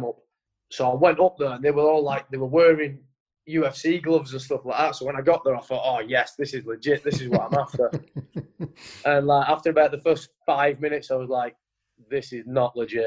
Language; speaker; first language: English; native; English